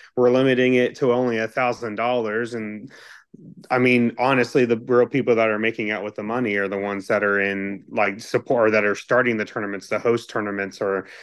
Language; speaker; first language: English; native; English